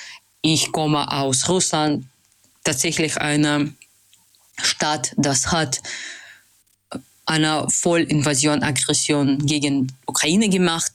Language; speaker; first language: German; non-native, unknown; Russian